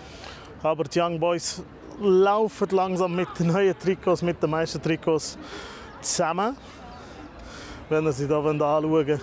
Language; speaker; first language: German; native; German